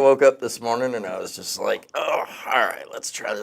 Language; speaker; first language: English; native; English